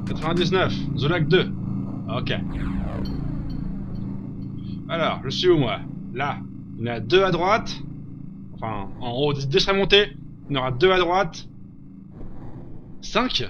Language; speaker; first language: French; native; French